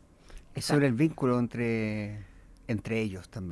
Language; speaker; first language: Spanish; native; Spanish